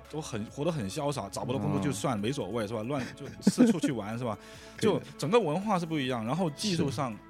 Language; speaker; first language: Chinese; non-native, local second language; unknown